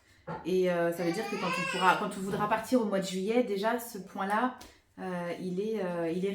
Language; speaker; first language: French; native; French